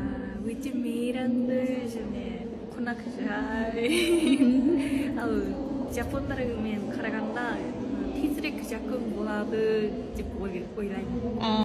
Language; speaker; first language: Kazakh; non-native, learner; Japanese